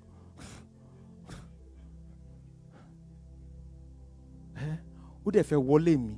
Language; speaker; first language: English; non-native, local second language; Yoruba